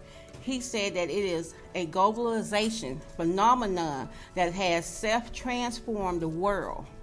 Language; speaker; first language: English; native; English